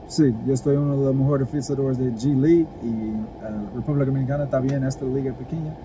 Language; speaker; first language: Spanish; non-native, learner; English